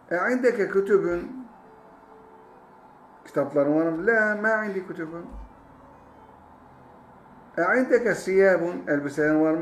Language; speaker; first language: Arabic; non-native, fluent; Turkish